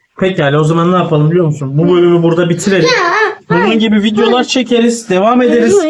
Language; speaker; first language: Turkish; native; Turkish